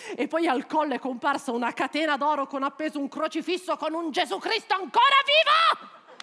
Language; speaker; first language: Italian; native; Italian